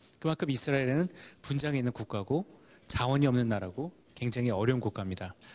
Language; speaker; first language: Korean; early bilingual, heritage; Korean